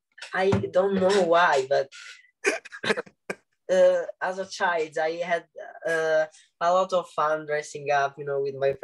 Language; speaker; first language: English; non-native, learner; Italian